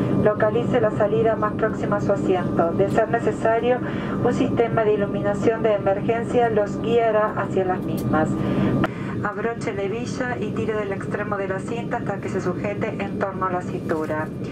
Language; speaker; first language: Spanish; native; Spanish